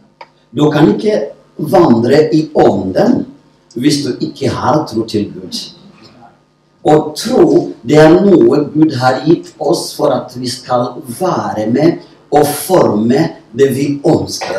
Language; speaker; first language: Norwegian; non-native, fluent; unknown